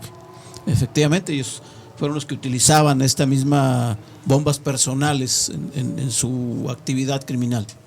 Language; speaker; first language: Spanish; native; Spanish